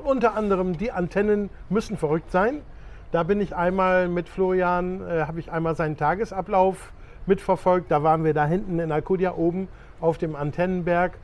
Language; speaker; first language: German; native; German